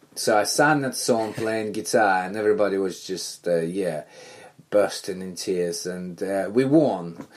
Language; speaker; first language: English; non-native, fluent; Belarusian